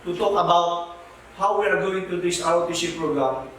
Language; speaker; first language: English; non-native, local second language; Filipino